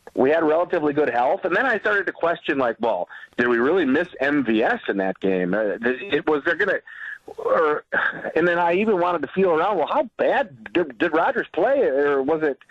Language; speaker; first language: English; native; English